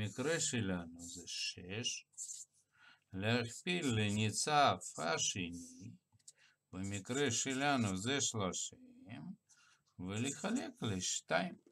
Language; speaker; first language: Hebrew; non-native, fluent; Russian